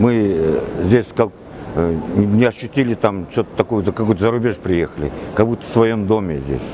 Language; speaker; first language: Russian; non-native, fluent; Kazakh